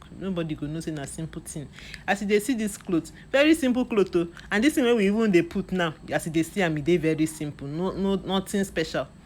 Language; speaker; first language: Nigerian Pidgin; non-native, local second language; Igbo